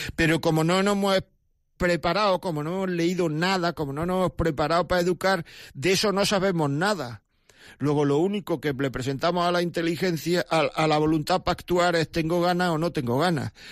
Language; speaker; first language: Spanish; native; Spanish